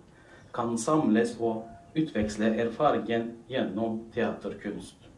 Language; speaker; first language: Norwegian; non-native, fluent; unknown